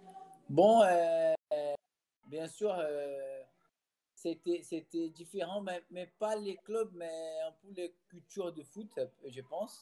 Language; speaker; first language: French; non-native, fluent; Portuguese